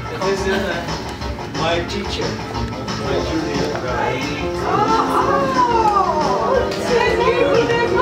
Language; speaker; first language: English; non-native, learner; Russian